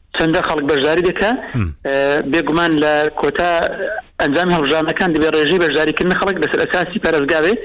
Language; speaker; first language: Central Kurdish; non-native, local second language; Assyrian Neo-Aramaic